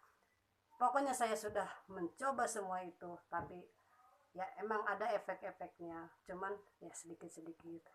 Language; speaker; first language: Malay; non-native, local second language; Sundanese